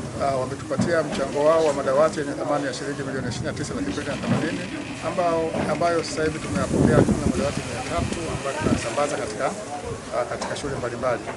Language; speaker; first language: Swahili; native; Swahili